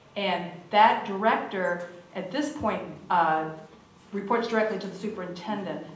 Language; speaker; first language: English; native; English